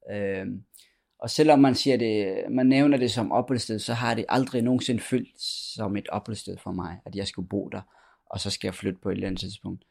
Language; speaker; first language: Danish; early bilingual, other home language; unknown